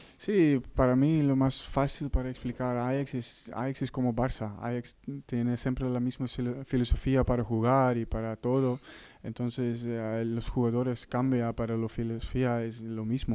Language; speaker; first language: Spanish; non-native, learner; Dutch